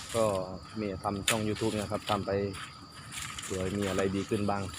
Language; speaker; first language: Thai; non-native, local second language; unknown